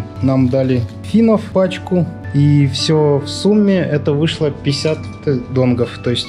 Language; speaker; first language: Russian; native; Russian